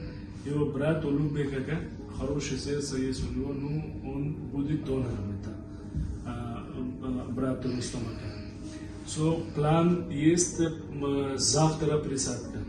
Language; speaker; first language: Russian; non-native, learner; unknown